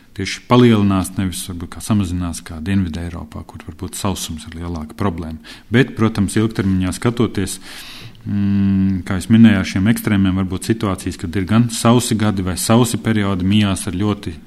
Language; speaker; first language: Latvian; native; Latvian